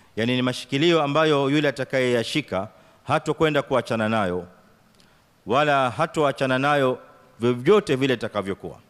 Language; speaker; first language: Swahili; native; Swahili